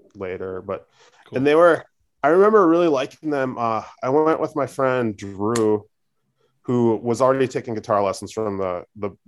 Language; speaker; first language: English; native; English